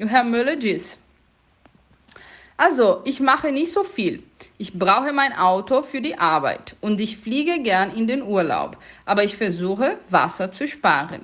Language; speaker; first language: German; non-native, fluent; Portuguese